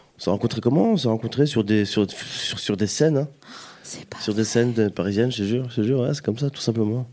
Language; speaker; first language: French; native; French